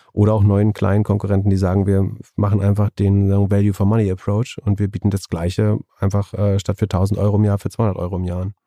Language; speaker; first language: German; native; German